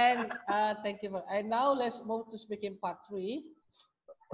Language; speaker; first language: English; non-native, learner; Indonesian